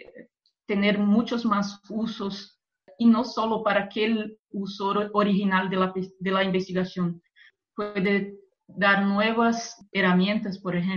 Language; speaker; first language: Spanish; non-native, fluent; Portuguese